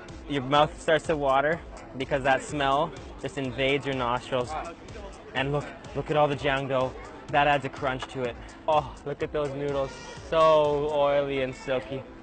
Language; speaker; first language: English; native; English